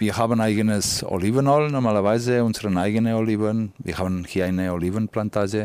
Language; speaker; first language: German; non-native, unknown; Catalan